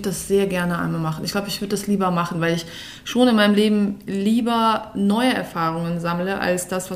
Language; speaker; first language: German; early bilingual, other home language; Russian